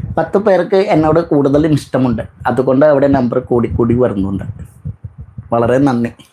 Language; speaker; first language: Malayalam; non-native, learner; Bangla